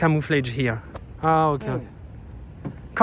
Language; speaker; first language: English; non-native, learner; French